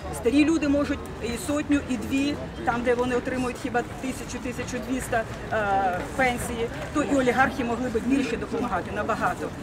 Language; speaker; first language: Ukrainian; native; Ukrainian